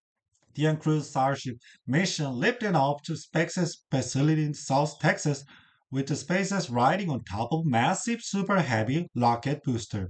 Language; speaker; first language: English; non-native, learner; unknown